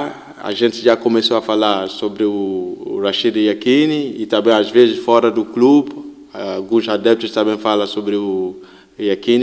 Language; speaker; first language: Portuguese; non-native, learner; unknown